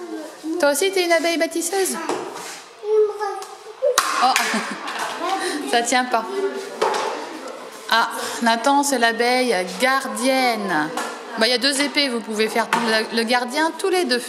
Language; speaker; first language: French; native; French